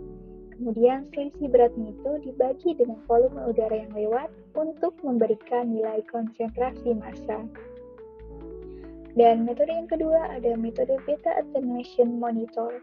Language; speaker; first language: Indonesian; native; Indonesian